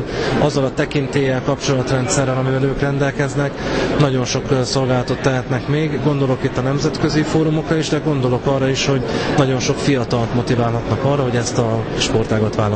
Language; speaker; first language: Hungarian; native; Hungarian